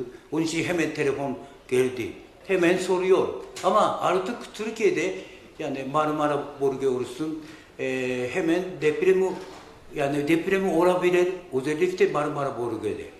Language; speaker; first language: Turkish; non-native, learner; Japanese